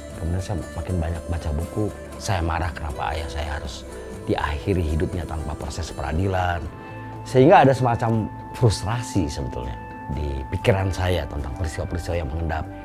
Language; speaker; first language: Indonesian; native; Indonesian